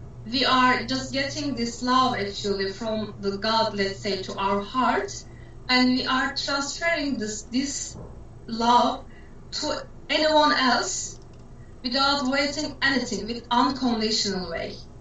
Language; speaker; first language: English; non-native, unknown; Turkish